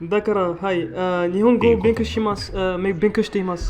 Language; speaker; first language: Japanese; non-native, learner; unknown